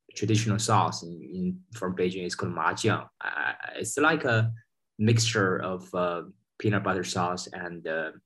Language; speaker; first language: English; non-native, fluent; Chinese